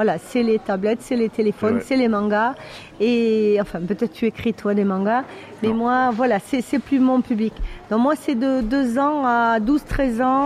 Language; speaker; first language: French; native; French